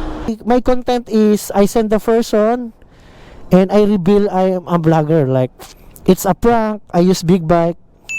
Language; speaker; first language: English; non-native, learner; Filipino